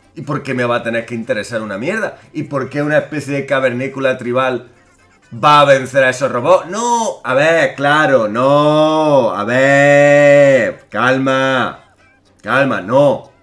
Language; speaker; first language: Spanish; native; Spanish